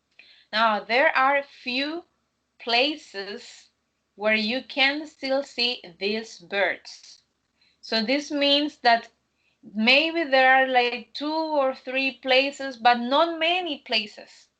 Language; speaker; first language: English; non-native, fluent; Spanish